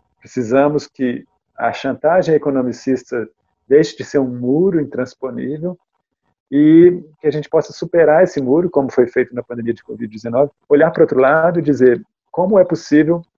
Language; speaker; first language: Portuguese; native; Portuguese